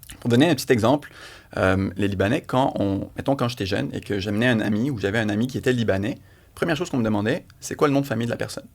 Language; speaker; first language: French; native; French